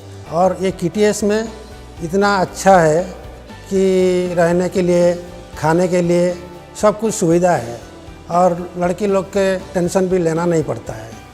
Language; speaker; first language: Hindi; non-native, local second language; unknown